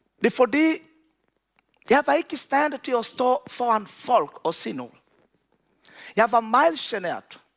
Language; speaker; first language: Danish; non-native, learner; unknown